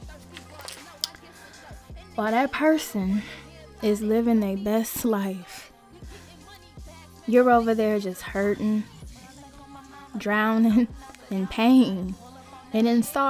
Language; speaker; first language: English; native; English